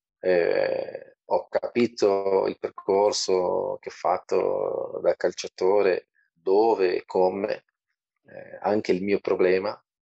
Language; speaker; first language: Italian; non-native, fluent; Portuguese